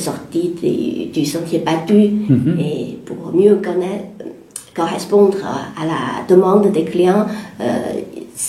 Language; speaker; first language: French; non-native, fluent; Chinese